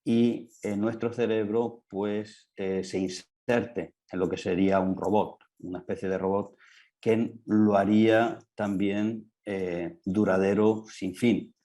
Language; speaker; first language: Spanish; native; Spanish